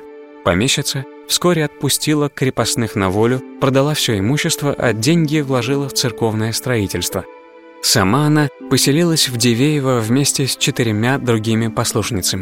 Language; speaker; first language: Russian; native; Russian